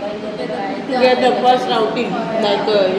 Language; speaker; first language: English; non-native, local second language; Gujarati